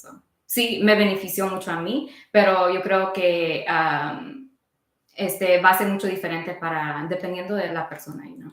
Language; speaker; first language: Spanish; early bilingual, heritage; Spanish